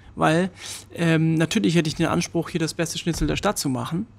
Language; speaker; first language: German; native; German